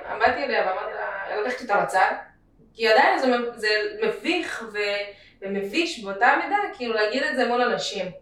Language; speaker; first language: Hebrew; early bilingual, other home language; Russian